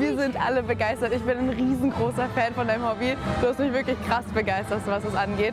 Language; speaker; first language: German; native; German